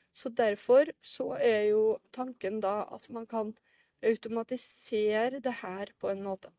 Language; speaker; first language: Norwegian; native; Norwegian